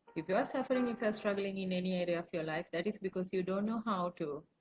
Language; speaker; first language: English; non-native, local second language; Sinhala